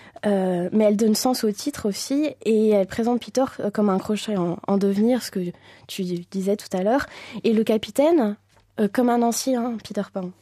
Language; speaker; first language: French; native; French